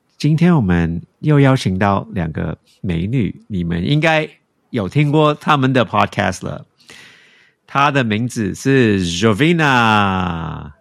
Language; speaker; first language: Chinese; non-native, fluent; English